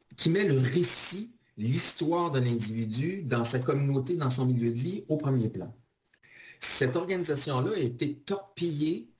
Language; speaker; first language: French; native; French